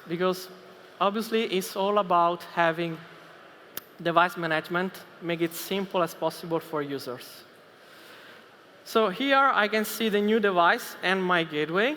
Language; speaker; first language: English; non-native, fluent; Italian